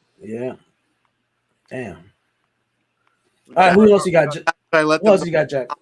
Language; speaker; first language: English; native; English